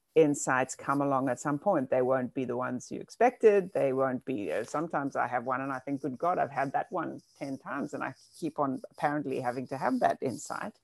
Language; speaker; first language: English; native; English